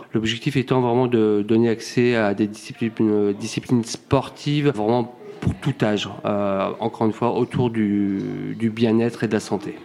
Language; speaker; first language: French; native; French